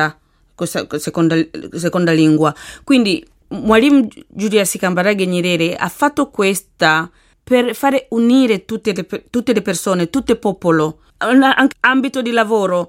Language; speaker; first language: Italian; non-native, learner; Swahili